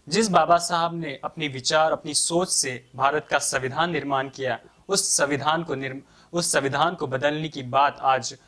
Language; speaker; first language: Hindi; non-native, local second language; Marathi